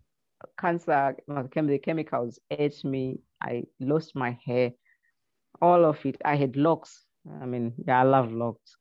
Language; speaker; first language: English; non-native, local second language; Shona